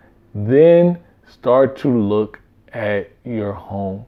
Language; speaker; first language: English; native; English